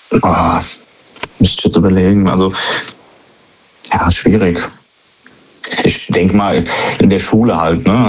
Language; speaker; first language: German; native; German